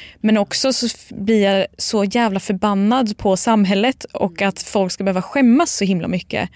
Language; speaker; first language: Swedish; native; Swedish